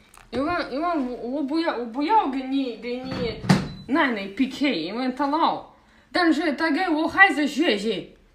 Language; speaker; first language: Chinese; non-native, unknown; Russian